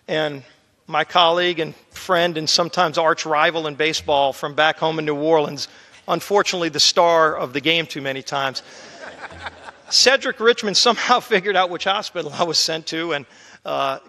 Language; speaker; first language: English; native; English